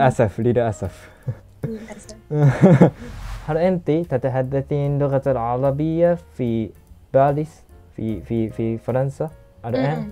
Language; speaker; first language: Arabic; non-native, learner; Japanese